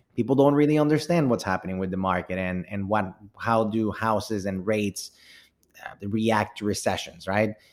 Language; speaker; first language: English; early bilingual, other home language; Spanish